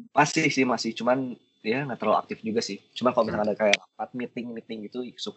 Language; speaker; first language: Indonesian; native; Indonesian